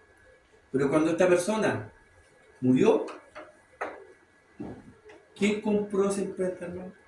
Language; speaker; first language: Spanish; native; Spanish